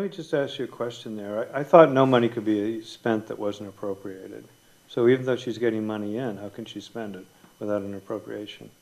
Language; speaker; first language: English; native; English